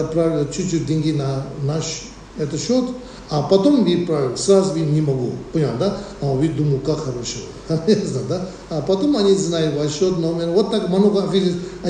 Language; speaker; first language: Russian; non-native, learner; Tibetan